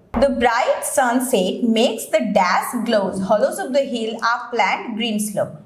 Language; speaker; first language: English; non-native, local second language; Bangla